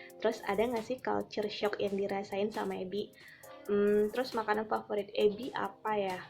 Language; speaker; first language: Indonesian; native; Indonesian